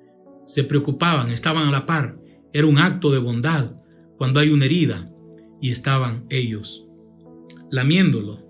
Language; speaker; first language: Spanish; native; Spanish